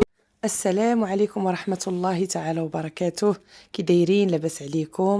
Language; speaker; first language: Arabic; native; Arabic